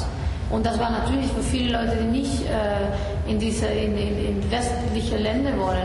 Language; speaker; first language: German; non-native, fluent; Spanish